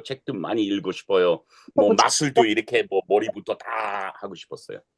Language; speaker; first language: Korean; non-native, learner; English